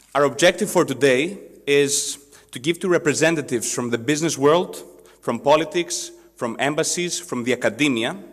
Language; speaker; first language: English; non-native, fluent; Greek